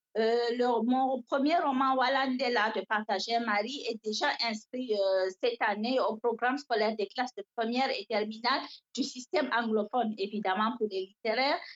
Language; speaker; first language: French; non-native, local second language; Fula